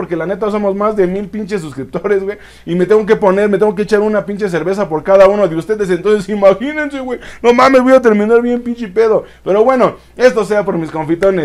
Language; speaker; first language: Spanish; native; Spanish